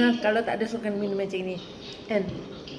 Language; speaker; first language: Malay; native; Malay